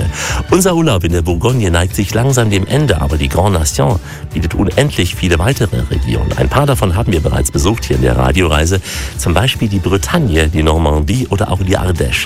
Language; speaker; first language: German; native; German